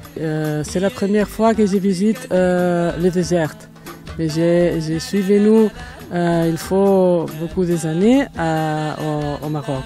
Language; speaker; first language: French; non-native, learner; Catalan